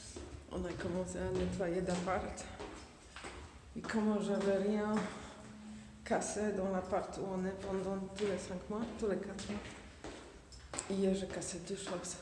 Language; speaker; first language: French; non-native, fluent; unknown